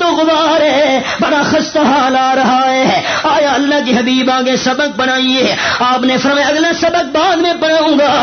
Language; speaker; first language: Urdu; non-native, local second language; Northern Hindko